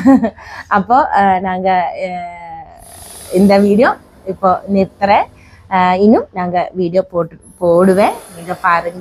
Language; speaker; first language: Tamil; non-native, learner; Malayalam